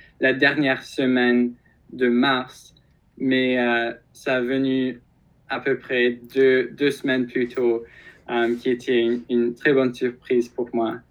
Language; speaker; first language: French; non-native, local second language; English